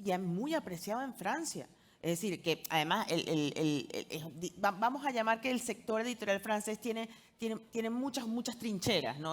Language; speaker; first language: Spanish; native; Spanish